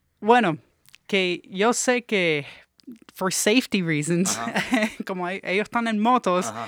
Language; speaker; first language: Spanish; early bilingual, heritage; English